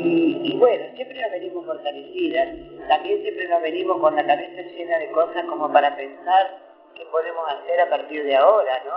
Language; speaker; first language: Spanish; native; Spanish